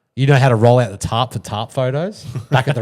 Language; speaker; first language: English; native; English